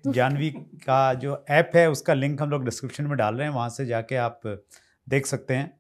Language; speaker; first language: Hindi; native; Hindi